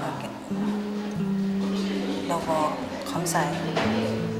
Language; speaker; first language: Korean; non-native, learner; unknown